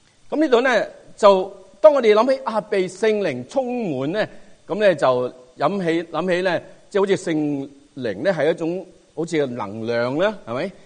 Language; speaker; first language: Cantonese; native; Cantonese